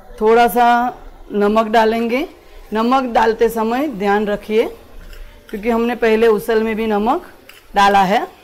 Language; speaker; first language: Hindi; non-native, local second language; Gujarati